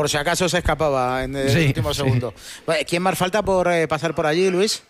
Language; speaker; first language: Spanish; native; Spanish